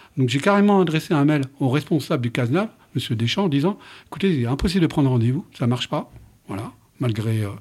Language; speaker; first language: French; native; French